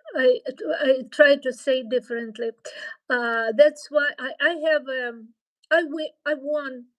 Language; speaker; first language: English; non-native, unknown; Ukrainian